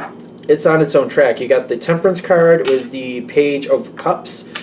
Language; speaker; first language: English; native; English